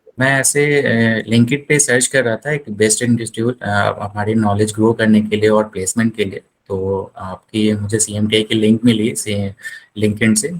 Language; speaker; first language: Hindi; native; Hindi